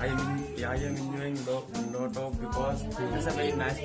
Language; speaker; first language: English; non-native, learner; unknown